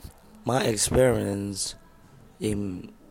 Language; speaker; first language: English; non-native, learner; Chinese